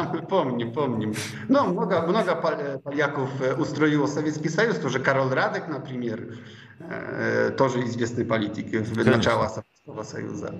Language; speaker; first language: Russian; non-native, fluent; Polish